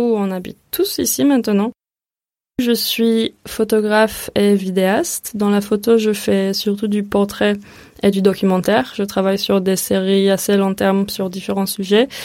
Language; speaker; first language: French; early bilingual, other home language; Hebrew